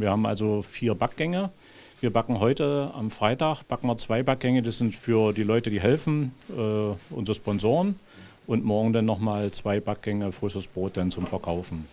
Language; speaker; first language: German; native; German